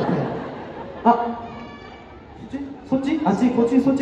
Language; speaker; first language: Japanese; non-native, learner; Korean